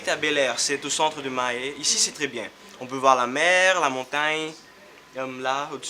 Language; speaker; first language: French; non-native, local second language; Seselwa Creole French